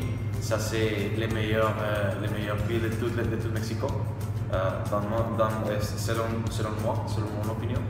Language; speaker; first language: French; non-native, learner; Spanish